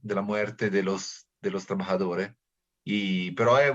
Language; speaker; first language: Spanish; non-native, fluent; Italian